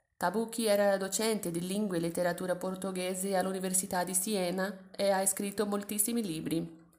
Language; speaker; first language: Italian; non-native, fluent; Portuguese